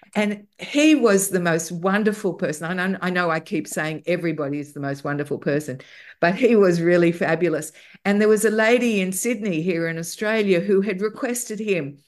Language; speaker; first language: English; native; English